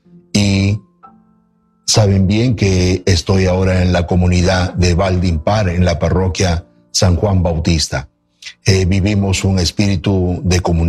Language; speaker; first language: Spanish; native; Spanish